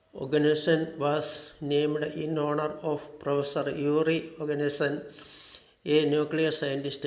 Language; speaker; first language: English; non-native, local second language; Malayalam